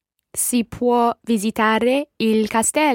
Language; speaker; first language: Italian; non-native, learner; English